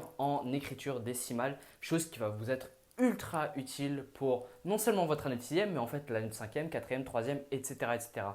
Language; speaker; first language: French; native; French